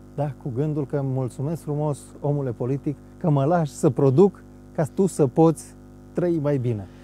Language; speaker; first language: Romanian; native; Romanian